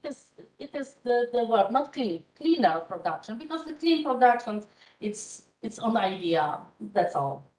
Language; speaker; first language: English; non-native, fluent; Polish